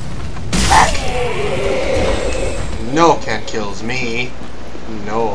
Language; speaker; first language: English; native; English